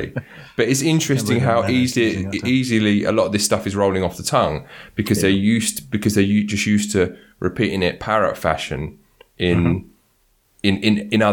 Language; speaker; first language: English; native; English